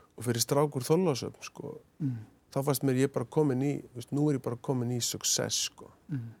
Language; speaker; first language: Icelandic; native; Icelandic